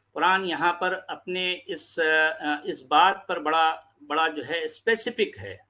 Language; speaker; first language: Urdu; native; Urdu